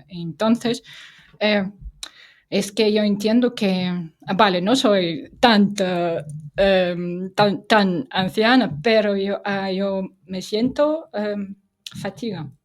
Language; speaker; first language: Spanish; non-native, fluent; Russian